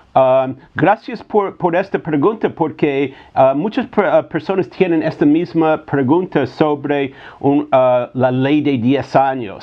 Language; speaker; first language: Spanish; non-native, fluent; English